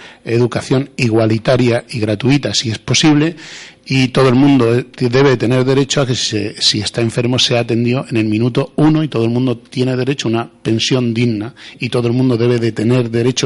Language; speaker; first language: Spanish; native; Spanish